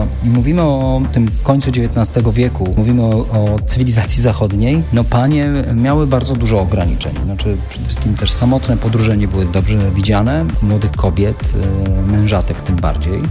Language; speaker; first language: Polish; native; Polish